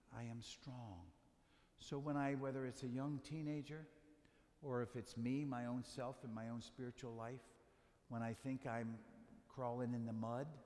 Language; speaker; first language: English; native; English